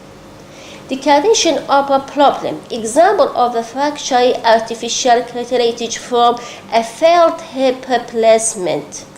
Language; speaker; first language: English; non-native, local second language; Arabic